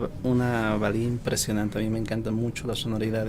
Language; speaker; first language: Spanish; native; Spanish